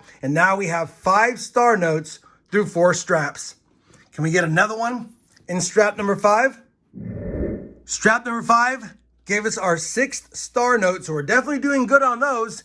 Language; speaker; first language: English; native; English